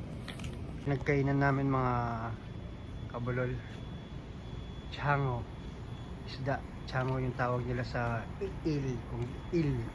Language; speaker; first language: Filipino; native; Filipino